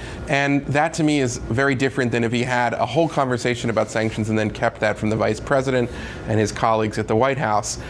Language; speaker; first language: English; native; English